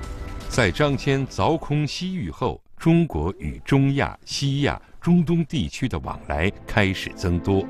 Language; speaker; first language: Chinese; native; Chinese